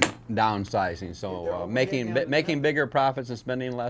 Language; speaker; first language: English; native; English